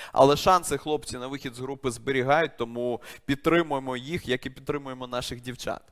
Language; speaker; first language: Ukrainian; native; Ukrainian